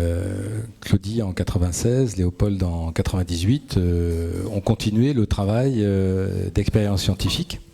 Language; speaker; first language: French; native; French